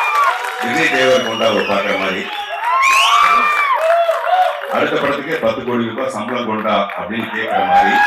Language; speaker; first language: Tamil; native; Tamil